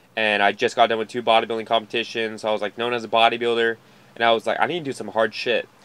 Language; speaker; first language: English; native; English